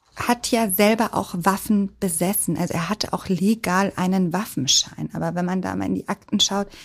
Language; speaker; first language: German; native; German